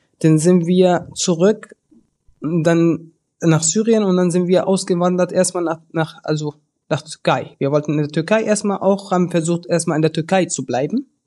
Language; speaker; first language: German; early bilingual, other home language; Arabic